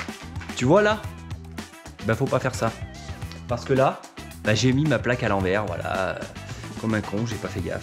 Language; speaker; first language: French; native; French